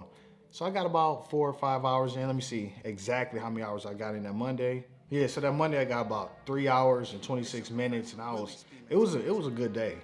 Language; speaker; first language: English; native; English